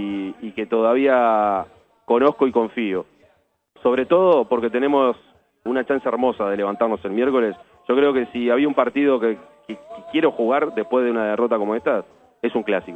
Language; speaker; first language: Spanish; native; Spanish